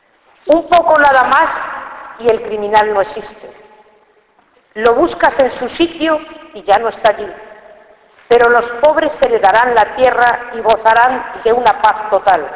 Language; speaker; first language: Spanish; native; Spanish